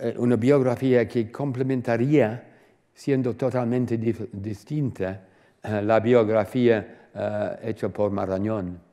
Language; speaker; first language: Spanish; non-native, fluent; English